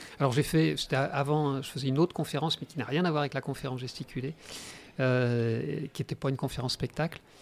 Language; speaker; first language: French; native; French